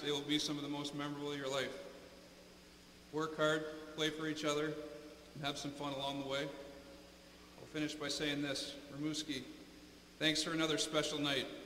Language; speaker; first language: English; native; English